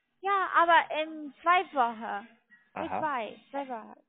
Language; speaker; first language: German; non-native, learner; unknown